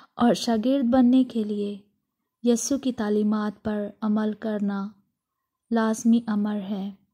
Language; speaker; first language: Urdu; non-native, local second language; Punjabi